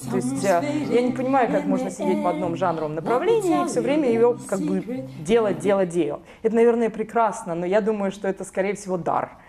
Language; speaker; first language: Russian; non-native, local second language; Belarusian